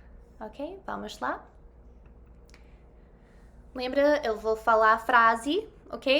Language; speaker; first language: Portuguese; non-native, fluent; English